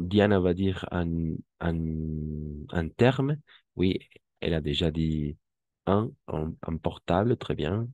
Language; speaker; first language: French; non-native, fluent; Spanish